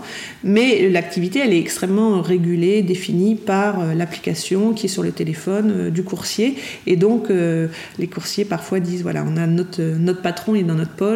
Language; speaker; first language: French; native; French